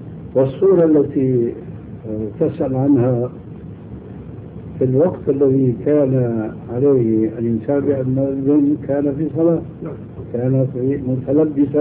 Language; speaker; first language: Arabic; early bilingual, other home language; Albanian